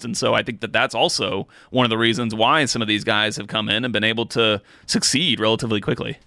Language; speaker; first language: English; native; English